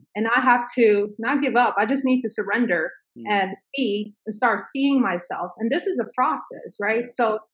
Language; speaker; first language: English; early bilingual, other home language; Swedish